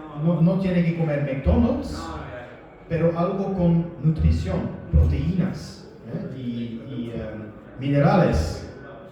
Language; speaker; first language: Spanish; non-native, learner; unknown